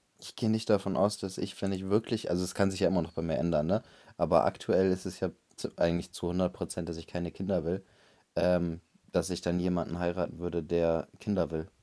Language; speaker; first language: German; native; German